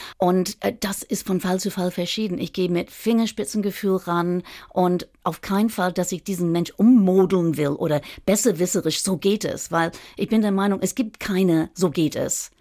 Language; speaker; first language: German; non-native, fluent; English